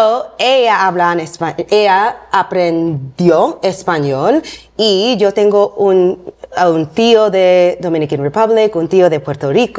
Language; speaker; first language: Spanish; non-native, learner; English